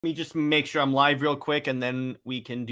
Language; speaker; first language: English; native; English